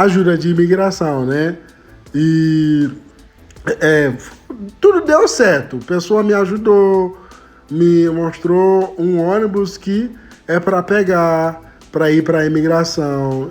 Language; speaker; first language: Portuguese; non-native, fluent; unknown